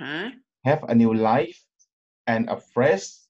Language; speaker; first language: English; non-native, learner; Thai